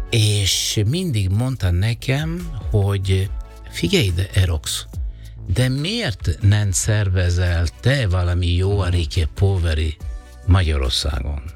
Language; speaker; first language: Hungarian; non-native, learner; Italian